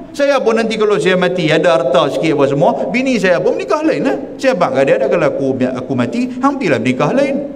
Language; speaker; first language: Malay; native; Malay